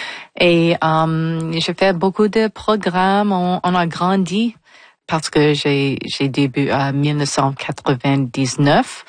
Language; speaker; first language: French; non-native, fluent; English